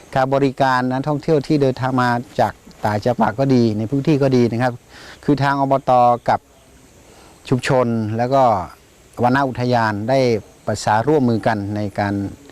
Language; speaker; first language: Thai; native; Thai